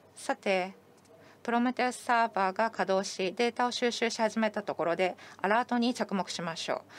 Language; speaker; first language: Japanese; non-native, fluent; English